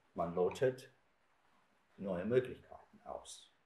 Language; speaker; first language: German; non-native, fluent; English